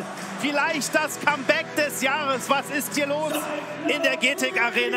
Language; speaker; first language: German; native; German